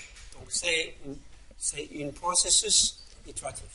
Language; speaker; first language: French; non-native, fluent; English